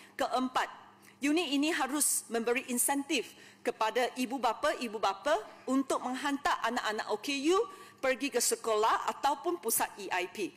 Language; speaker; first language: Malay; non-native, local second language; Chinese